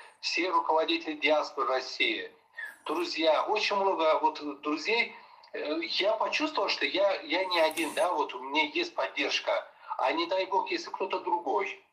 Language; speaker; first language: Russian; non-native, local second language; Azerbaijani